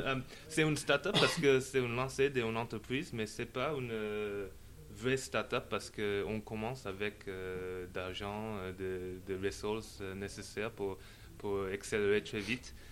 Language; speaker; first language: French; non-native, learner; English